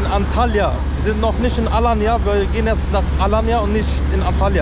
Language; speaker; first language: German; early bilingual, other home language; Turkish